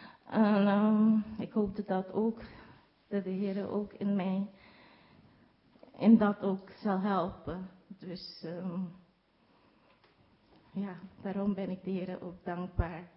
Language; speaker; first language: Dutch; non-native, learner; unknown